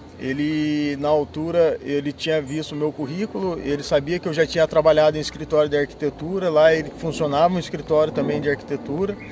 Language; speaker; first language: Portuguese; native; Portuguese